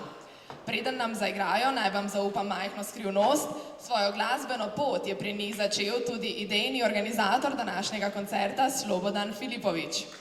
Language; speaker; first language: Slovenian; native; Slovenian